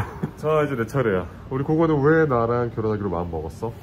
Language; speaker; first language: Korean; native; Korean